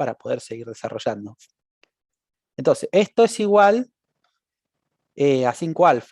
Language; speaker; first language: Spanish; native; Spanish